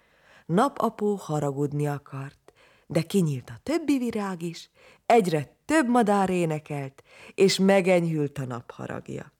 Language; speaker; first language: Hungarian; native; Hungarian